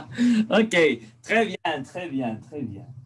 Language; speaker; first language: French; non-native, fluent; Spanish